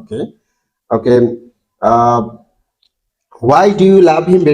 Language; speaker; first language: English; non-native, fluent; Bangla